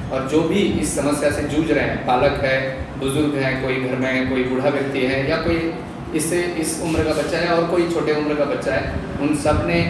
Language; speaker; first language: Hindi; non-native, local second language; Marathi